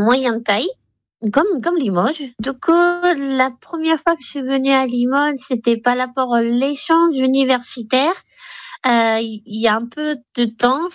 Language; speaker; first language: French; non-native, fluent; Japanese